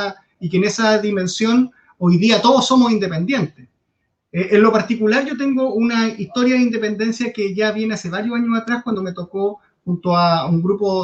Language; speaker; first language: Spanish; native; Spanish